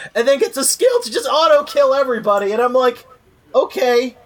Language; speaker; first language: English; early bilingual, heritage; Spanish